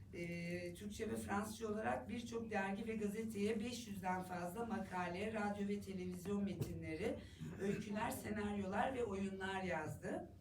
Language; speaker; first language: Turkish; native; Turkish